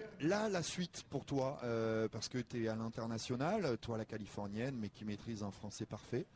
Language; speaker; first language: French; native; French